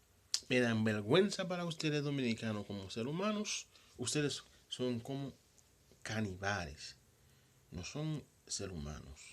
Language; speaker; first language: Spanish; non-native, local second language; Haitian Creole